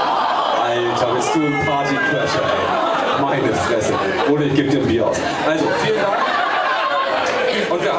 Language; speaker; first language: German; native; German